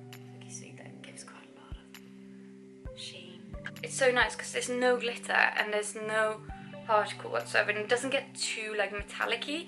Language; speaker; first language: English; non-native, fluent; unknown